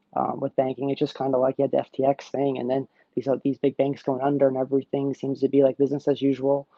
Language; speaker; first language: English; native; English